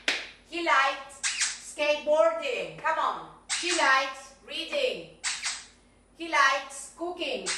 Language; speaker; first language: English; non-native, fluent; Spanish